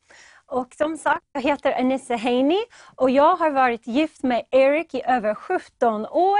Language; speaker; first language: Swedish; non-native, fluent; English